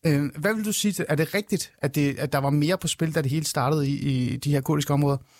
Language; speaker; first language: Danish; early bilingual, other home language; Persian